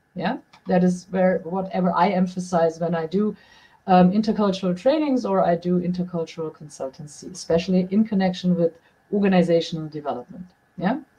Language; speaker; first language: English; non-native, fluent; German